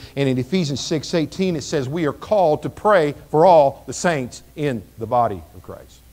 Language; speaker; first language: English; native; English